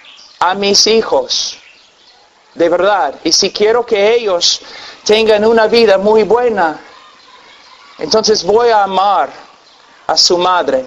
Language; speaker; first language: Spanish; non-native, fluent; English